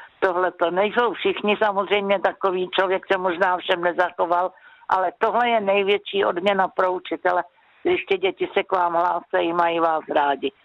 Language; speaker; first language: Czech; native; Czech